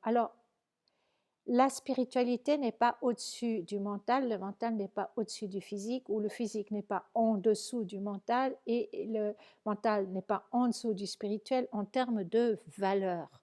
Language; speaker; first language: French; native; French